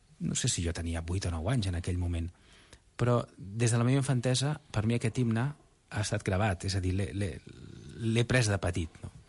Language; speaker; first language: Catalan; native; Catalan